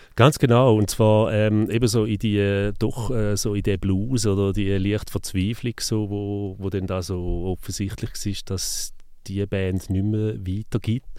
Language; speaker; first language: German; native; German